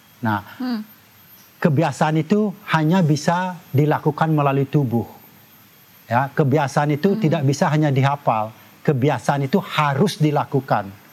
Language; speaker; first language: Indonesian; non-native, local second language; Balinese